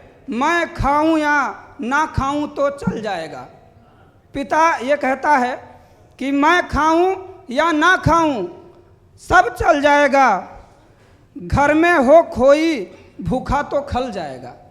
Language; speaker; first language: Hindi; native; Hindi